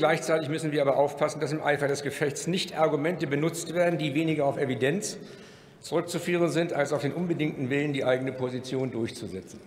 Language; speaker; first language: German; native; German